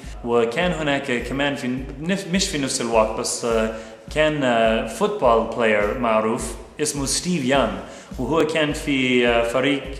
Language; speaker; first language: Arabic; non-native, fluent; English